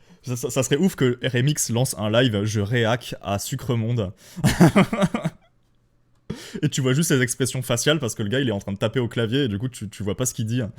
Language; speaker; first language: French; native; French